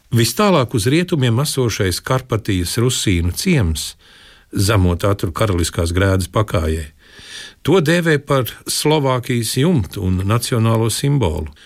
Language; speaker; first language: Latvian; native; Latvian